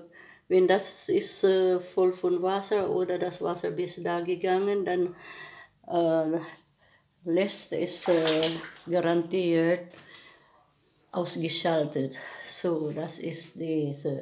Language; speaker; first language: German; non-native, learner; Filipino